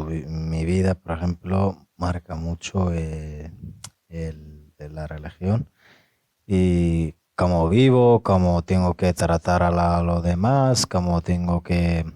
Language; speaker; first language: Spanish; non-native, fluent; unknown